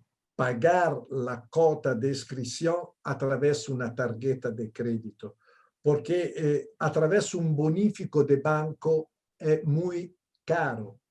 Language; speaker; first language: Spanish; non-native, fluent; Italian